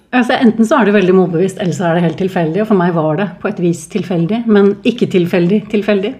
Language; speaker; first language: Norwegian; native; Norwegian